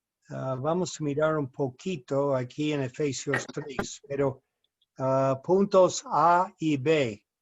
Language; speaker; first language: Spanish; non-native, fluent; English